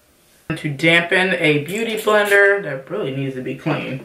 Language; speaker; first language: English; native; English